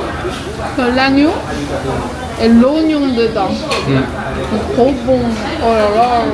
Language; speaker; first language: French; non-native, learner; Chinese